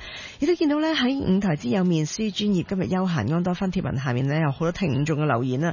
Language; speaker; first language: Cantonese; native; Cantonese